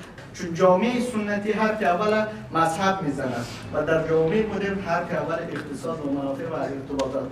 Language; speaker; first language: Persian; native; Persian